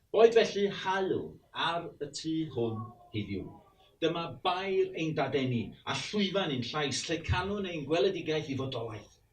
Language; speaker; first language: Welsh; early bilingual, heritage; Welsh